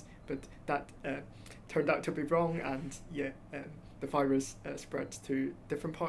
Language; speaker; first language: English; non-native, local second language; Cantonese